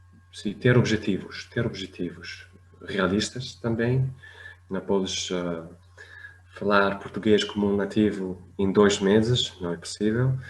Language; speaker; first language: Portuguese; non-native, fluent; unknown